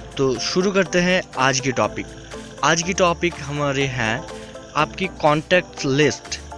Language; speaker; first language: Hindi; non-native, local second language; Bangla